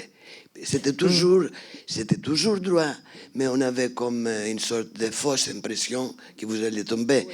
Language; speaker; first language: French; non-native, fluent; Greek